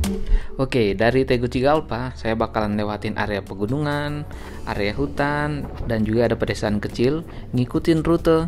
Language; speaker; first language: Indonesian; native; Indonesian